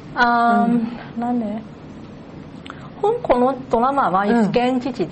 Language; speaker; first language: Japanese; non-native, learner; Cantonese